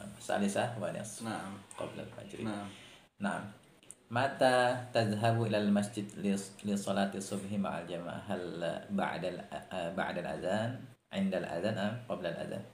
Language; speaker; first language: Arabic; non-native, fluent; Indonesian